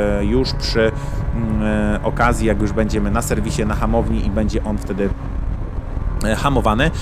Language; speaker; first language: Polish; native; Polish